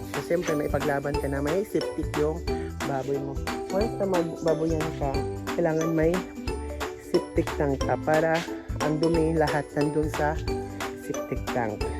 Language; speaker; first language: Filipino; non-native, local second language; Cebuano